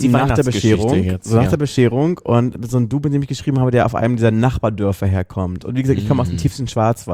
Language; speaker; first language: German; native; German